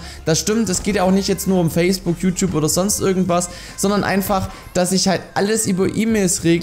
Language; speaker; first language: German; native; German